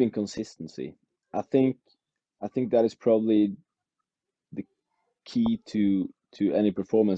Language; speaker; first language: English; non-native, fluent; Norwegian